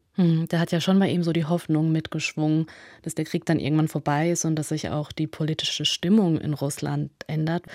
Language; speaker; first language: German; native; German